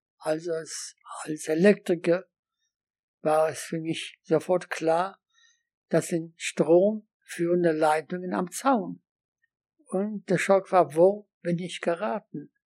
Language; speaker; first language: German; non-native, fluent; Polish